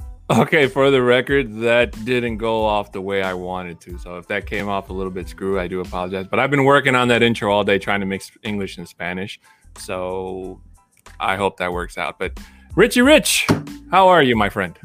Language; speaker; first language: English; early bilingual, other home language; Spanish